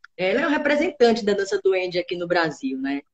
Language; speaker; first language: Portuguese; native; Portuguese